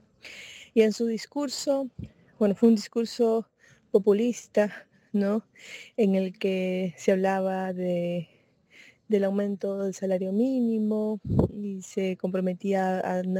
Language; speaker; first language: Spanish; native; Spanish